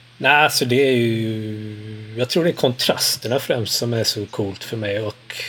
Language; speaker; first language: Swedish; early bilingual, other home language; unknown